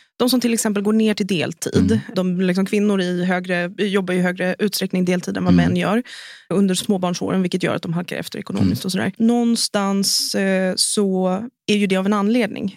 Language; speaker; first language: Swedish; native; Swedish